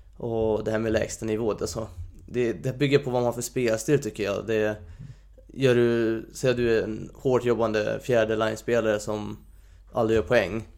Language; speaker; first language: Swedish; non-native, fluent; Hungarian